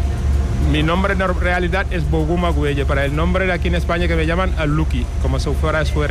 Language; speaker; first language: Spanish; non-native, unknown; Wolof